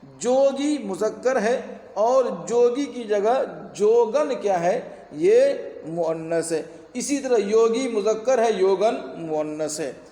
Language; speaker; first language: Urdu; native; Urdu